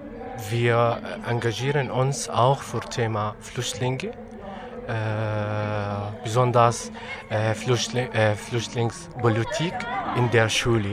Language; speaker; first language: German; non-native, fluent; Arabic